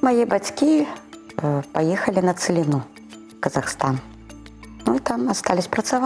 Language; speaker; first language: Belarusian; early bilingual, heritage; Russian